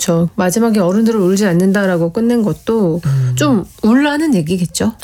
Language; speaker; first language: Korean; native; Korean